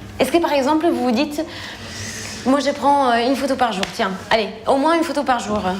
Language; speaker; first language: French; non-native, fluent; Italian